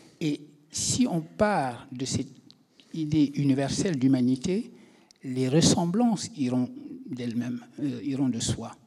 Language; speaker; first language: French; non-native, local second language; Wolof